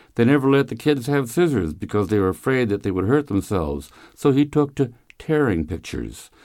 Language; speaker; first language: English; native; English